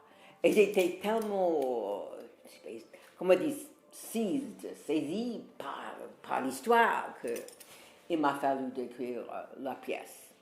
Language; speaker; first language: French; non-native, fluent; English